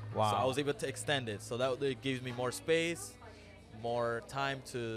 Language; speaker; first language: English; early bilingual, other home language; Amharic